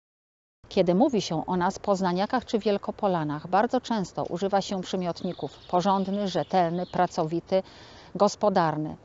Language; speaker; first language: Polish; native; Polish